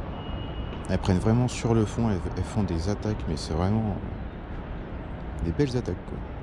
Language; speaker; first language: French; native; French